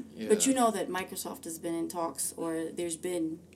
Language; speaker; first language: English; early bilingual, other home language; Amharic